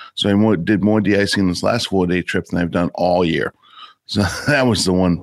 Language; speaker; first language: English; native; English